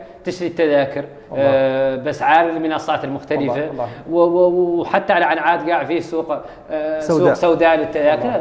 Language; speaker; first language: Arabic; native; Arabic